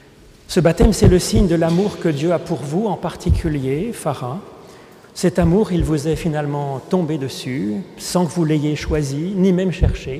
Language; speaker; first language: French; native; French